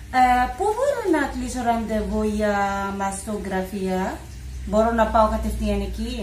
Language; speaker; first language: Greek; non-native, learner; Cebuano